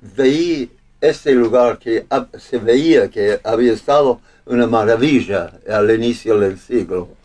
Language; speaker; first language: Spanish; non-native, learner; English